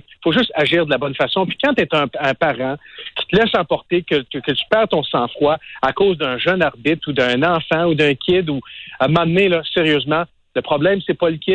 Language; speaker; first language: French; native; French